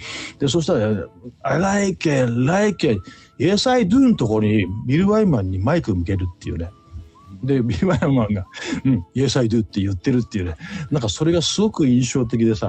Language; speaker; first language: Japanese; native; Japanese